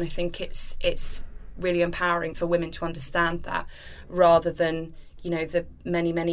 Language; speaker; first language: English; native; English